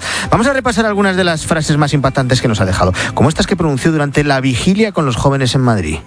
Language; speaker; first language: Spanish; native; Spanish